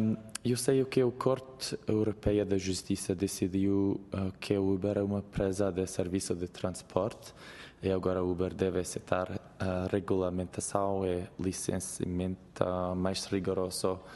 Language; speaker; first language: Portuguese; non-native, learner; English